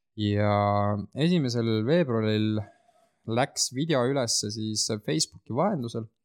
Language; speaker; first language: Estonian; native; Estonian